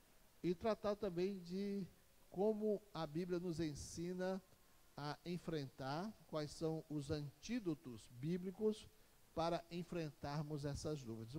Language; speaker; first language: Portuguese; native; Portuguese